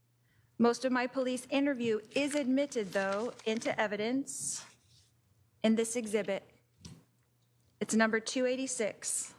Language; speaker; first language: English; native; English